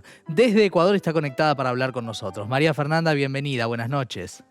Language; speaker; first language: Spanish; native; Spanish